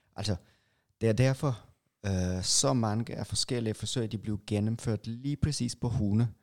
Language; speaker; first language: Danish; non-native, fluent; Russian